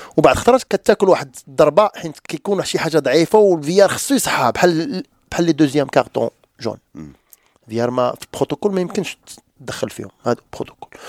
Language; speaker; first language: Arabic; native; Arabic